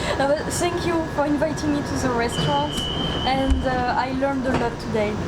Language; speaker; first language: English; non-native, fluent; French